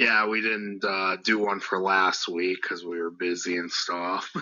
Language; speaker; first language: English; native; English